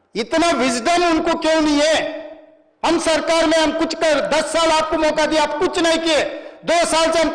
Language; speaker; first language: Hindi; non-native, local second language; Telugu